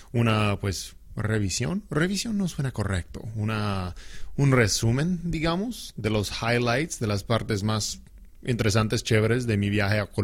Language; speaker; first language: Spanish; non-native, fluent; English